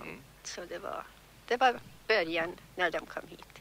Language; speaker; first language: Swedish; early bilingual, heritage; Swedish